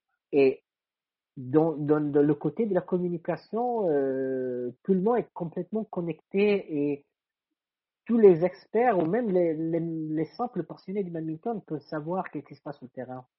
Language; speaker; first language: French; non-native, fluent; Italian